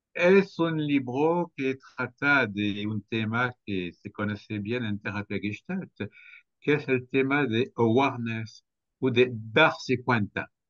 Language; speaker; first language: Spanish; non-native, fluent; French